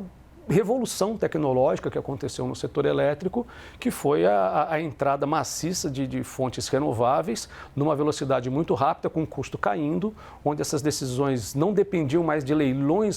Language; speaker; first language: Portuguese; native; Portuguese